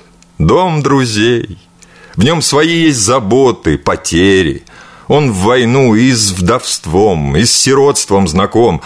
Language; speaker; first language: Russian; native; Russian